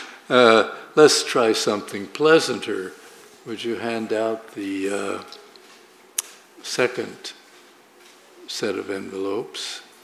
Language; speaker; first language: English; native; English